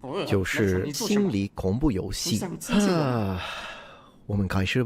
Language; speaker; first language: Chinese; non-native, learner; English